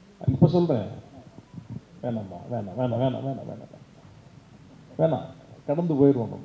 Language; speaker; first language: Tamil; native; Tamil